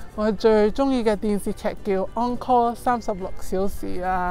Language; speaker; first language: Cantonese; non-native, fluent; English